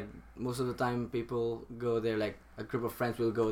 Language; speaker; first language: English; non-native, local second language; Filipino